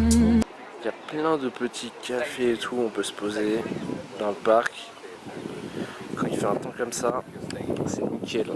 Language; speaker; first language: French; native; French